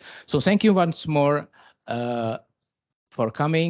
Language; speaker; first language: English; non-native, fluent; Czech